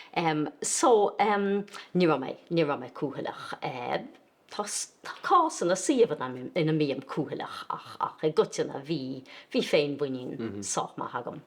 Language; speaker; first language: Irish; native; Irish